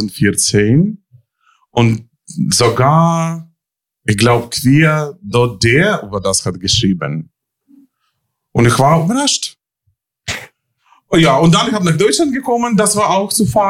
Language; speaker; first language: German; non-native, learner; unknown